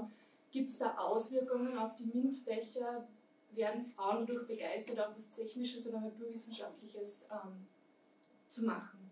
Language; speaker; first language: German; native; German